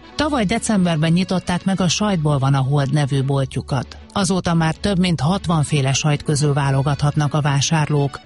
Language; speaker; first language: Hungarian; native; Hungarian